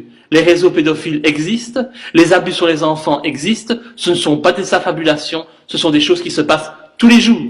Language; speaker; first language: French; native; French